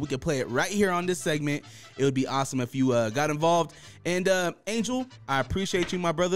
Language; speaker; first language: English; native; English